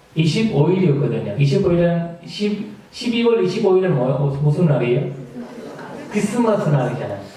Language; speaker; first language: Korean; non-native, fluent; Sinhala